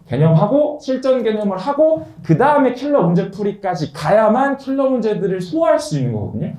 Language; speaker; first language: Korean; native; Korean